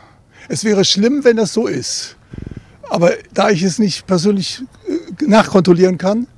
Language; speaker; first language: German; native; German